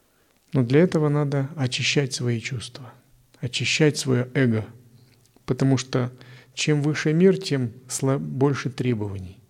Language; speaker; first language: Russian; native; Russian